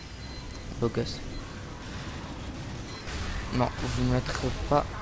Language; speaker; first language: French; native; French